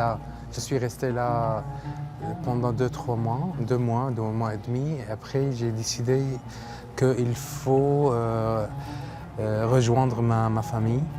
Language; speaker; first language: French; non-native, learner; Arabic